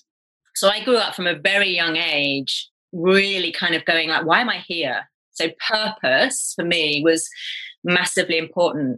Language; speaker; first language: English; native; English